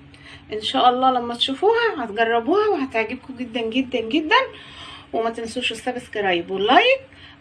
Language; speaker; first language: Arabic; native; Arabic